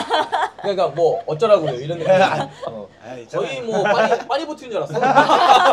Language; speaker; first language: Korean; native; Korean